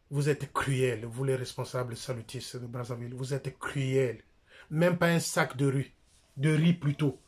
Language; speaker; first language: French; non-native, local second language; Lingala